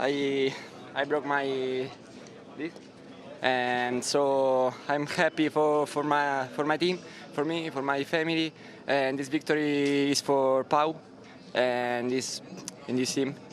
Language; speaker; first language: English; non-native, learner; Italian